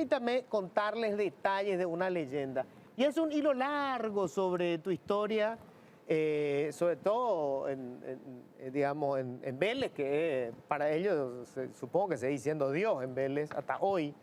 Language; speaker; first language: Spanish; native; Spanish